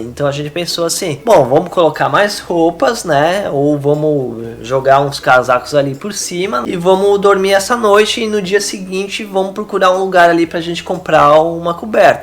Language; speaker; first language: Portuguese; native; Portuguese